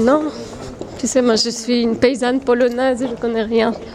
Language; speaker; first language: French; non-native, fluent; Polish